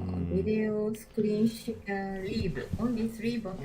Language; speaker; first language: English; non-native, learner; Japanese